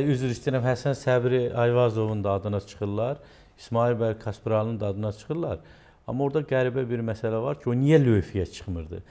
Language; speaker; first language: Azerbaijani; native; Azerbaijani